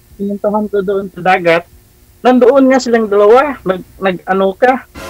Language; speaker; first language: Filipino; non-native, local second language; Cebuano